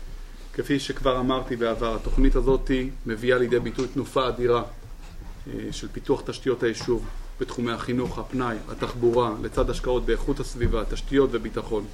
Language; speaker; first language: Hebrew; native; Hebrew